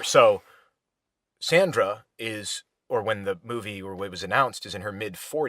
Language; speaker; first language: English; native; English